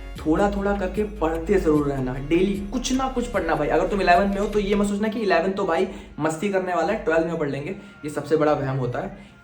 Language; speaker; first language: Hindi; native; Hindi